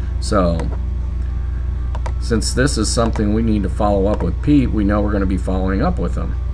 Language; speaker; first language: English; native; English